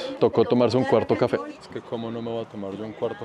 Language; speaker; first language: Spanish; native; Spanish